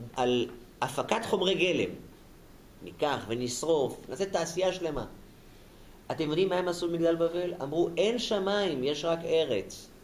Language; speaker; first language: Hebrew; native; Hebrew